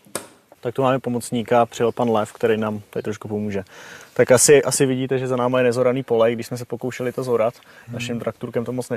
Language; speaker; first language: Czech; native; Czech